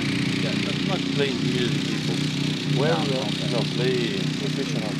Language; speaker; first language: English; non-native, learner; Portuguese